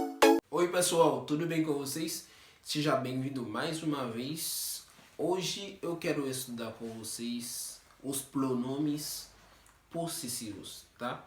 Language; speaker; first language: Portuguese; non-native, fluent; Haitian Creole